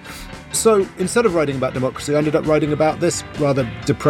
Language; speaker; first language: English; native; English